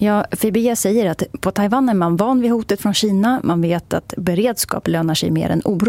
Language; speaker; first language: Swedish; native; Swedish